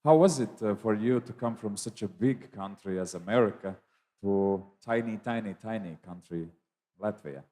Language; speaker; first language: English; non-native, fluent; Latvian